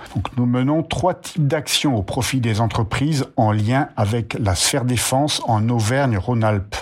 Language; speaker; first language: French; native; French